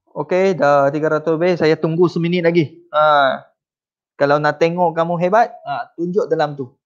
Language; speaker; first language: Malay; non-native, local second language; Chinese